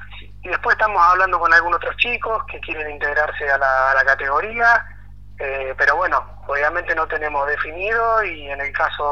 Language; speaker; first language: Spanish; native; Spanish